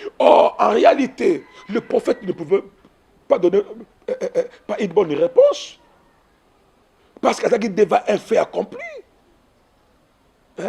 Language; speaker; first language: French; non-native, local second language; Lingala